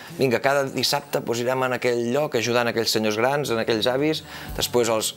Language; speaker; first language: Catalan; native; Catalan